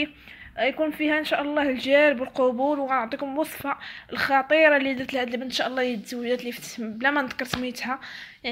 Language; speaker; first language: Arabic; native; Arabic